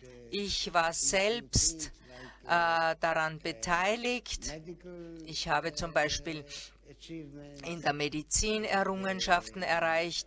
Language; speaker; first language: German; non-native, fluent; Hebrew